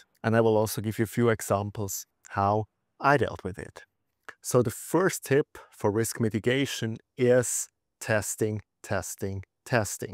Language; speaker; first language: English; non-native, fluent; German